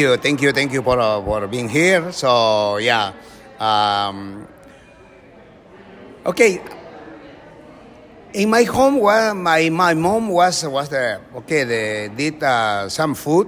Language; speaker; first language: English; non-native, learner; Spanish